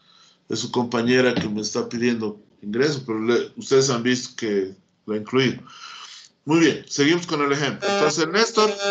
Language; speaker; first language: Spanish; native; Spanish